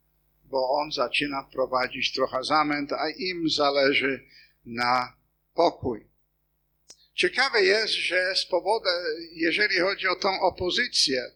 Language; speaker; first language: Polish; non-native, fluent; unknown